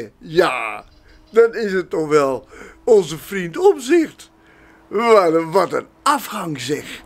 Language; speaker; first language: Dutch; native; Dutch